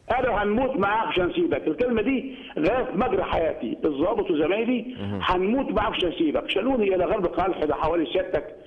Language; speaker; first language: Egyptian Arabic; native; Egyptian Arabic